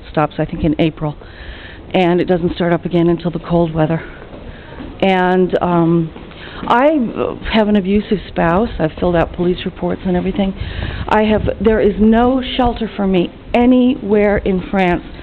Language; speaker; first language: English; native; English